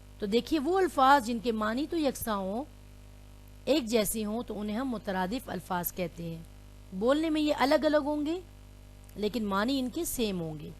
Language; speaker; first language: Urdu; non-native, local second language; Pashto